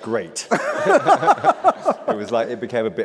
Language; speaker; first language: English; native; English